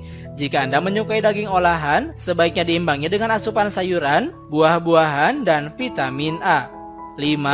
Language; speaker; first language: Indonesian; native; Indonesian